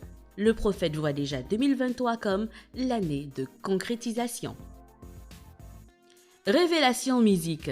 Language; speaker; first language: French; non-native, local second language; Haitian Creole